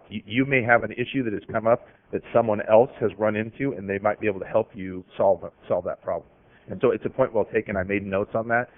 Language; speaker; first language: English; native; English